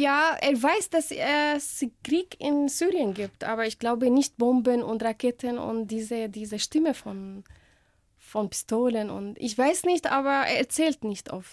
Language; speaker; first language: German; non-native, learner; Arabic